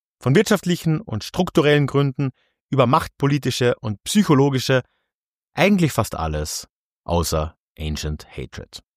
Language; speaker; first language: German; native; German